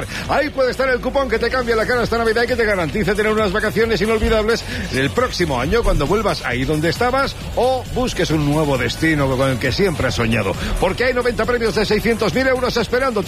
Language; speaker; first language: Spanish; native; Spanish